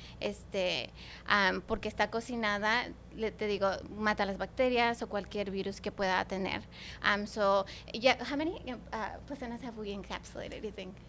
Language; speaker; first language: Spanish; early bilingual, heritage; Spanish